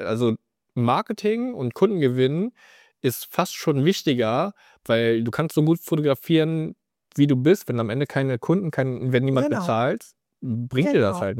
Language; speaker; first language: German; native; German